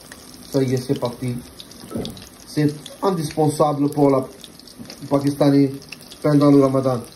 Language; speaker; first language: French; non-native, learner; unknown